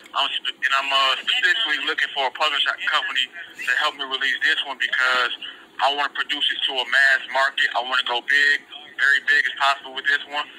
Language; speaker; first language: English; native; English